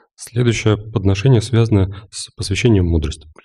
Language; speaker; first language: Russian; native; Russian